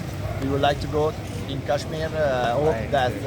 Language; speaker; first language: English; non-native, learner; Italian